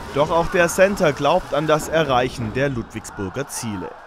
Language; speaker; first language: German; native; German